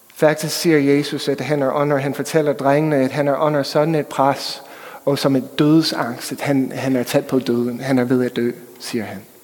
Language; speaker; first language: Danish; non-native, fluent; English